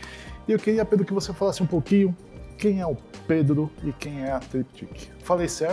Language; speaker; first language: Portuguese; native; Portuguese